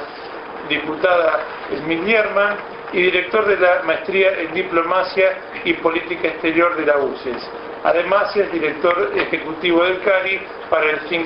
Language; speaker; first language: Spanish; native; Spanish